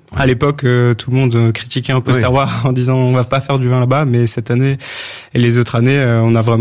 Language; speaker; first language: French; native; French